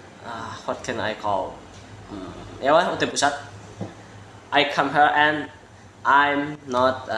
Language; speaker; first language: English; non-native, learner; Indonesian